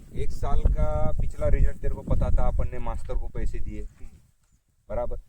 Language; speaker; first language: Hindi; non-native, local second language; Marathi